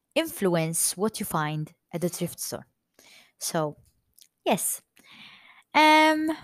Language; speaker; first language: English; non-native, fluent; Maltese